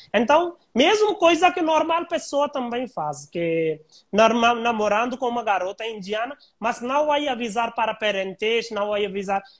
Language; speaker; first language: Portuguese; non-native, learner; Hindi